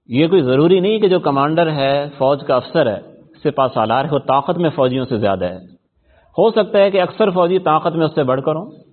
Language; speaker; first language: Urdu; non-native, local second language; Punjabi